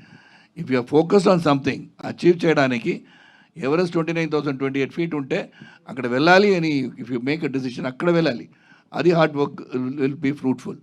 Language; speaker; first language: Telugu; non-native, fluent; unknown